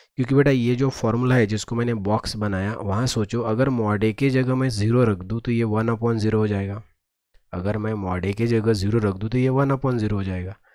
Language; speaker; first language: Hindi; non-native, local second language; Marathi